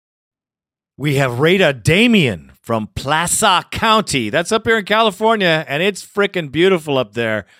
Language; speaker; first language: English; native; English